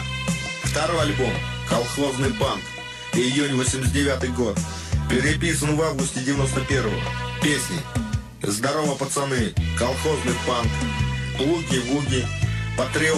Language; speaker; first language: Russian; native; Russian